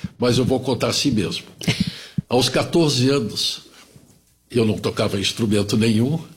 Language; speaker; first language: Portuguese; early bilingual, other home language; German